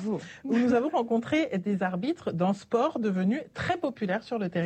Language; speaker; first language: French; native; French